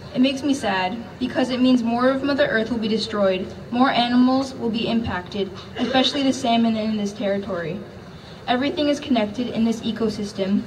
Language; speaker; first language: English; native; English